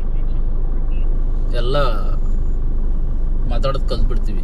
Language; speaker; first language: Kannada; non-native, local second language; Urdu